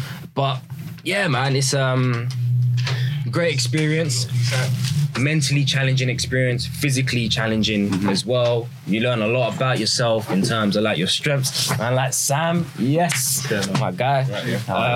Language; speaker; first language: English; native; English